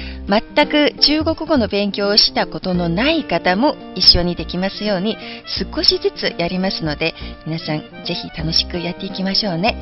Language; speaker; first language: Japanese; non-native, fluent; Chinese